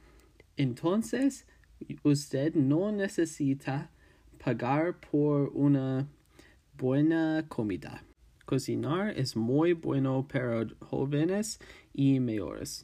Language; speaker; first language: Spanish; non-native, learner; English